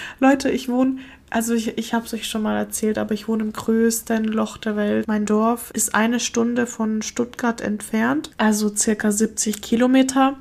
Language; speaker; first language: German; early bilingual, other home language; Russian